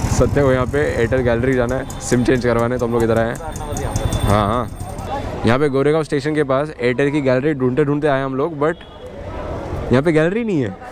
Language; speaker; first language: Hindi; native; Hindi